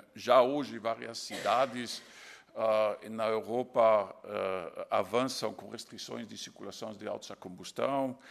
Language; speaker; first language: Portuguese; non-native, fluent; German